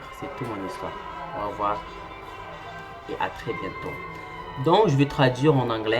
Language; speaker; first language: French; non-native, local second language; Comorian